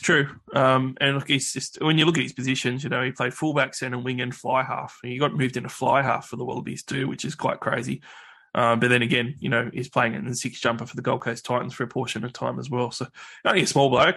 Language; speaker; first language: English; native; English